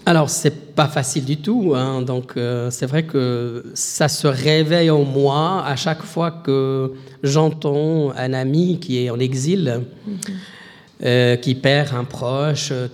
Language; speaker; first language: French; non-native, local second language; Arabic